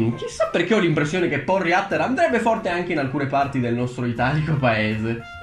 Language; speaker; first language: Italian; early bilingual, other home language; Romanian